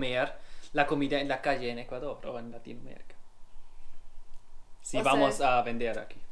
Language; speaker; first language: Spanish; non-native, learner; German